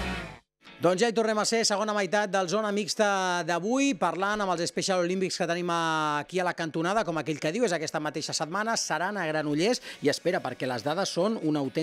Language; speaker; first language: Catalan; native; Catalan